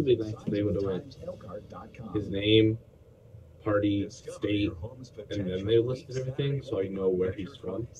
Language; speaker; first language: English; native; English